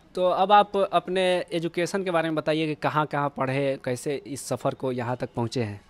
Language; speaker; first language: Hindi; native; Hindi